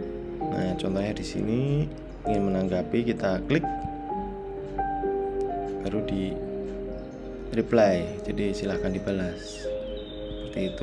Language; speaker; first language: Indonesian; native; Indonesian